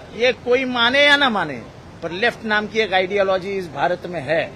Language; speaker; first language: Hindi; non-native, local second language; Marathi